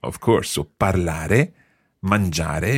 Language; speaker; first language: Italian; non-native, fluent; English